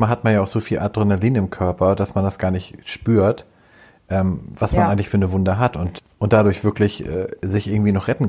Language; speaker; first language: German; native; German